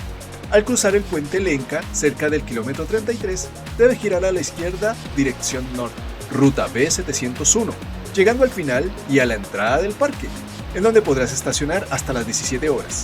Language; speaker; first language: Spanish; native; Spanish